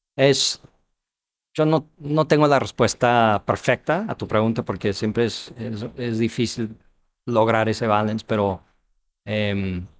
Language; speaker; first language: Spanish; non-native, fluent; English